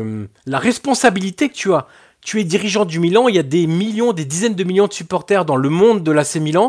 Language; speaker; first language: French; native; French